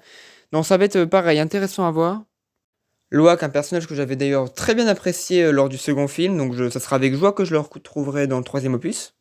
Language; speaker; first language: French; native; French